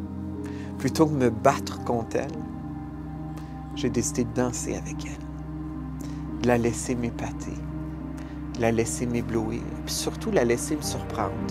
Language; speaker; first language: French; native; French